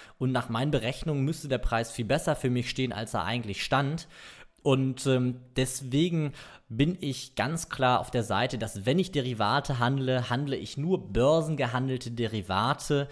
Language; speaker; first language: German; native; German